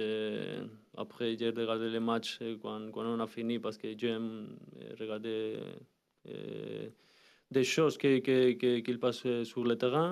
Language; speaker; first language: French; non-native, learner; Spanish